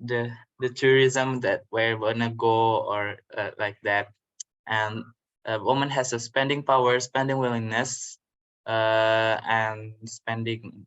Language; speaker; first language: English; non-native, learner; Indonesian